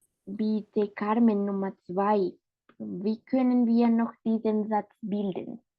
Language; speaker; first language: German; non-native, fluent; Spanish